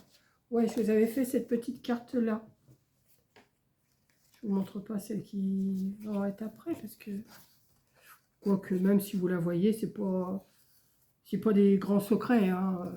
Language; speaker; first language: French; native; French